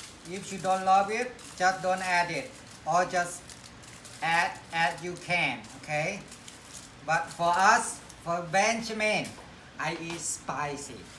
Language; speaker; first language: English; non-native, learner; Thai